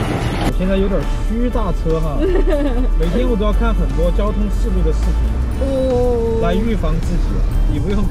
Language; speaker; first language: Chinese; native; Chinese